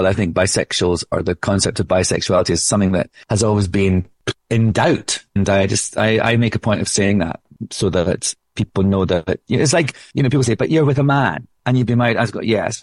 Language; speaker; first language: English; native; English